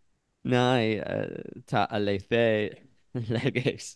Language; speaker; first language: Greek; non-native, learner; English